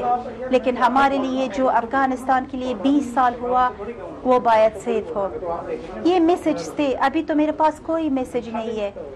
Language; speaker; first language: Hindi; non-native, fluent; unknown